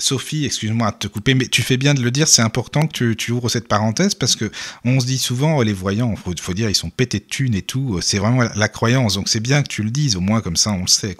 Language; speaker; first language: French; native; French